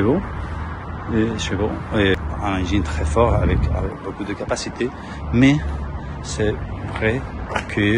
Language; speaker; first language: French; non-native, learner; Spanish